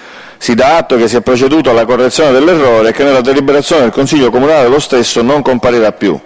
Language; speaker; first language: Italian; native; Italian